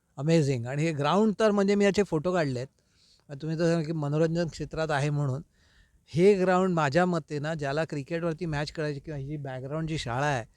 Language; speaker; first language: Marathi; native; Marathi